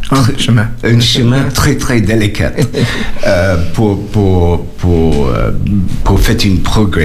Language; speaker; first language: French; non-native, learner; English